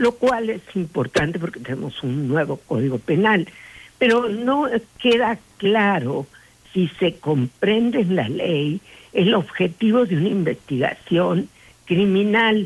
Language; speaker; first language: Spanish; native; Spanish